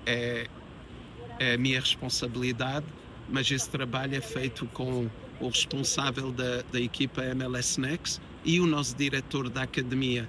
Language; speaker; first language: Portuguese; early bilingual, heritage; English